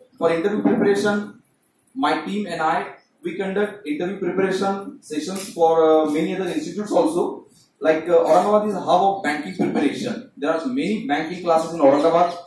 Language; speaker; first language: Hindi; non-native, local second language; Urdu